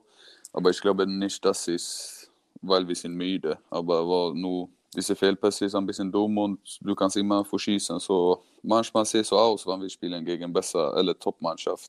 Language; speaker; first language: German; non-native, learner; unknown